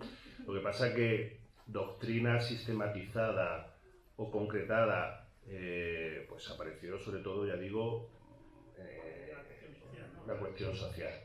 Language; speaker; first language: Spanish; native; Spanish